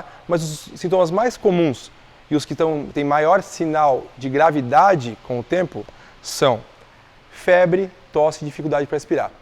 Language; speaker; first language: Portuguese; native; Portuguese